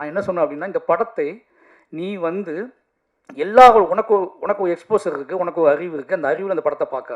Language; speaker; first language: Tamil; native; Tamil